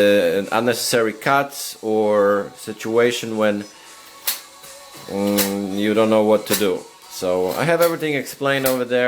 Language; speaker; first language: English; non-native, fluent; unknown